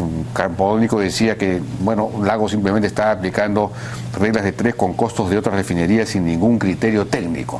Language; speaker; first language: Spanish; native; Spanish